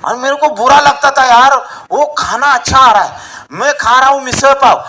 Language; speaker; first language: Hindi; non-native, local second language; Marathi